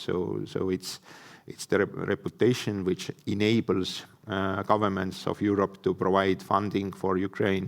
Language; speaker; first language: English; non-native, fluent; Estonian